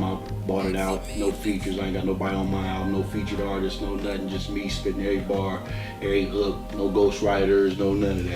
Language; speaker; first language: English; native; English